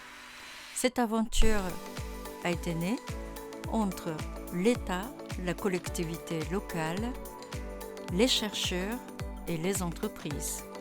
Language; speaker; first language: French; non-native, fluent; Japanese